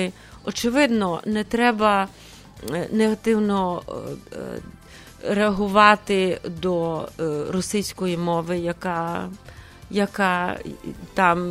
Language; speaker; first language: Ukrainian; early bilingual, heritage; Ukrainian